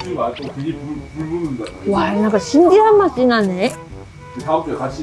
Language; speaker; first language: Korean; non-native, fluent; Japanese